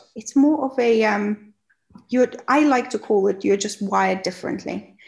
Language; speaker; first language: English; non-native, fluent; Russian